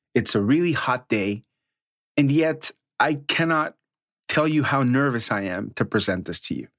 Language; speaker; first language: English; early bilingual, other home language; Spanish